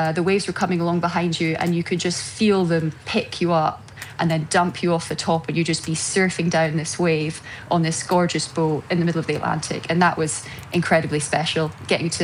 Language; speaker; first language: English; native; English